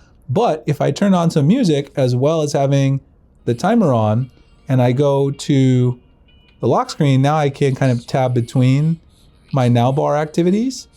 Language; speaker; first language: English; native; English